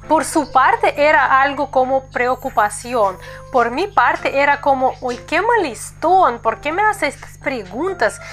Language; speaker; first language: Spanish; non-native, fluent; Russian